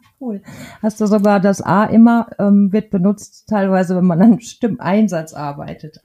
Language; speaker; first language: German; native; German